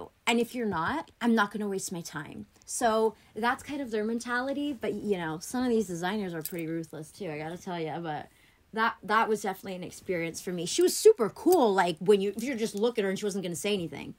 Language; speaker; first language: English; early bilingual, other home language; Greek